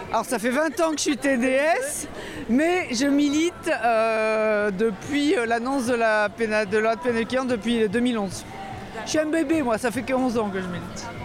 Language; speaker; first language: French; native; French